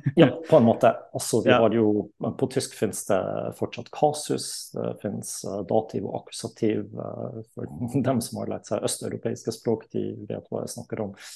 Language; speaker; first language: Norwegian; non-native, fluent; German